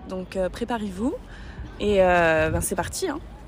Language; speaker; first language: French; native; French